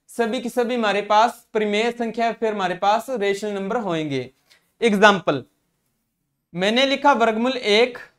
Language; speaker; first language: Hindi; non-native, local second language; Punjabi